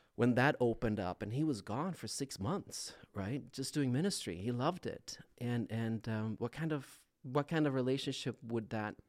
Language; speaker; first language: English; non-native, fluent; Swedish